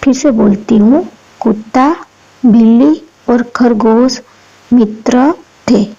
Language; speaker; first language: Hindi; non-native, local second language; Gujarati